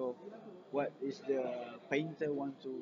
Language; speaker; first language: English; non-native, learner; Malay